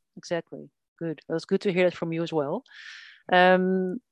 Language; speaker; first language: English; non-native, fluent; Dutch